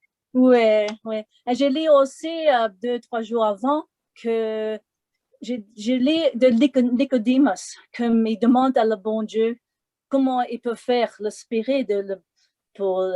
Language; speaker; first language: French; non-native, learner; English